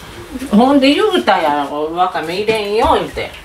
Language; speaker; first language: Japanese; native; Japanese